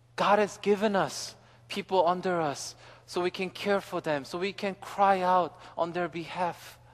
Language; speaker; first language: English; early bilingual, other home language; Korean